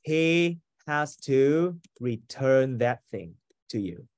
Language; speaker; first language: English; non-native, fluent; Vietnamese